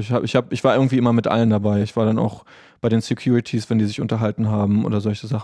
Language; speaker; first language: German; native; German